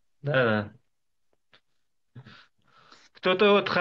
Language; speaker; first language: Russian; non-native, local second language; Uzbek